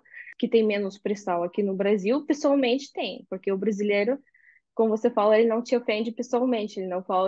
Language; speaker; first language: Portuguese; non-native, fluent; Russian